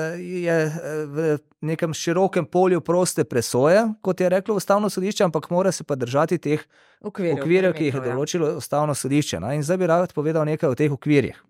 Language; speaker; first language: Slovenian; native; Slovenian